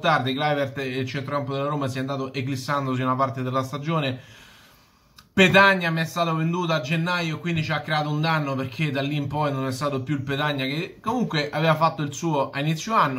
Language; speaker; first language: Italian; native; Italian